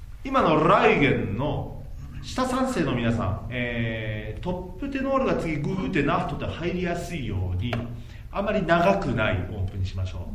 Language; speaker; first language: Japanese; native; Japanese